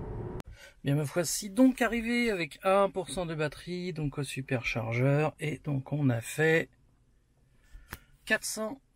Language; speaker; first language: French; native; French